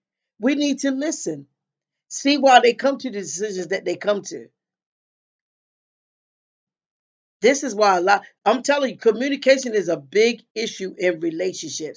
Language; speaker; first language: English; native; English